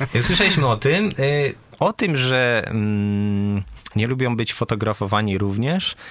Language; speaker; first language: Polish; native; Polish